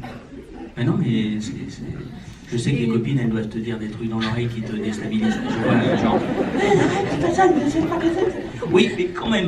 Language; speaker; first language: French; native; French